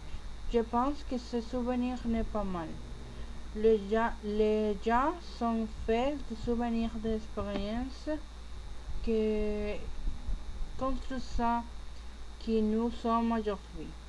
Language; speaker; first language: French; non-native, learner; Spanish